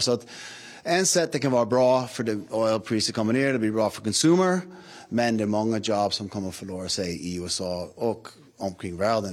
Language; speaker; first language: Swedish; non-native, fluent; English